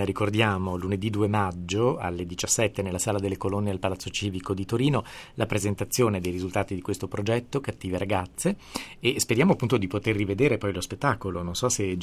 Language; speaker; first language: Italian; native; Italian